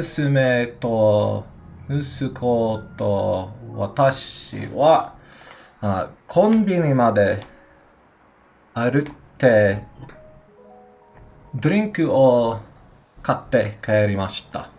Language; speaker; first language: Japanese; non-native, learner; English